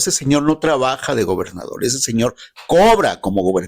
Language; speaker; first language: Spanish; native; Spanish